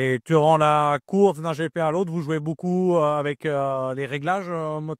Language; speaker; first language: French; native; French